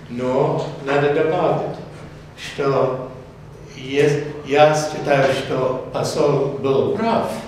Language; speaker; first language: Russian; non-native, fluent; English